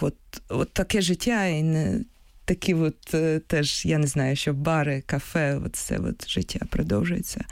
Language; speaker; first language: Ukrainian; non-native, fluent; English